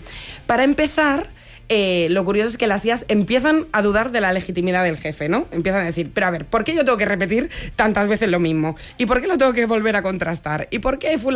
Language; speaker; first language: Spanish; native; Spanish